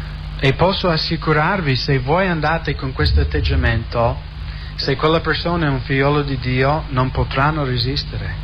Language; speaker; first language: Italian; non-native, fluent; English